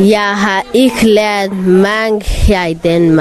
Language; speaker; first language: Danish; non-native, local second language; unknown